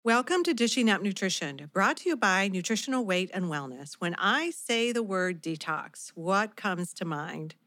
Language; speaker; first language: English; native; English